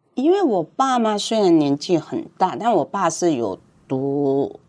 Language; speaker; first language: Chinese; non-native, fluent; Cantonese